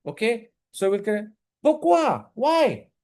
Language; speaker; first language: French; non-native, learner; Hindi